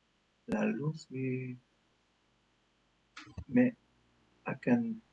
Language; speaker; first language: Spanish; non-native, learner; English